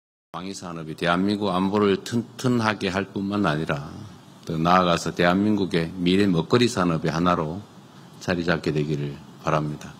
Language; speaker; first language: Korean; native; Korean